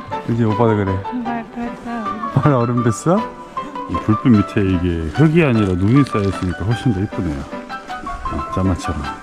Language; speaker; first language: Korean; native; Korean